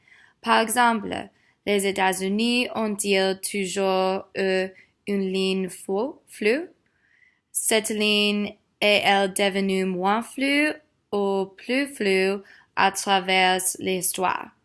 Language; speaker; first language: French; non-native, learner; English